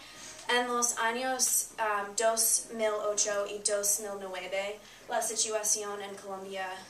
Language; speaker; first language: Spanish; non-native, learner; English